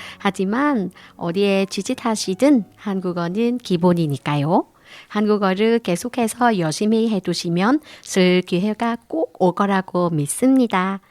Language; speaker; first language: Korean; non-native, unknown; Vietnamese